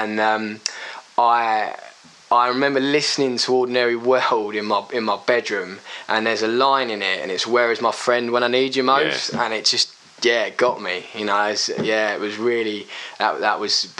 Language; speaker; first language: English; native; English